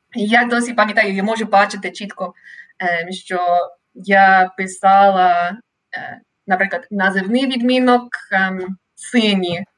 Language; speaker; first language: Ukrainian; non-native, fluent; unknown